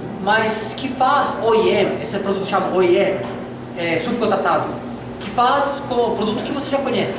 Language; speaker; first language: Portuguese; non-native, learner; Russian